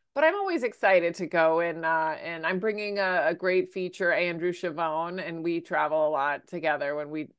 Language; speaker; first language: English; native; English